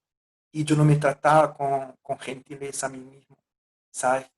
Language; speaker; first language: Spanish; non-native, fluent; Portuguese